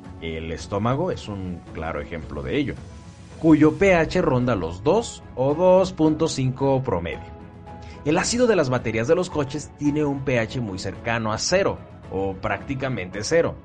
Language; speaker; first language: Spanish; native; Spanish